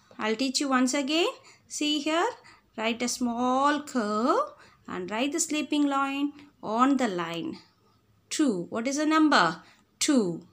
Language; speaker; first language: English; non-native, local second language; Tamil